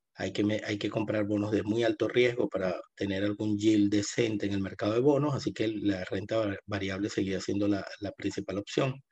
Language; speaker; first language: Spanish; native; Spanish